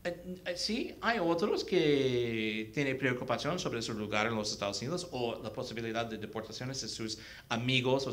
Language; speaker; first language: Spanish; early bilingual, heritage; Spanish